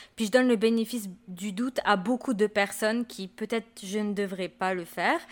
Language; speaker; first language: French; native; French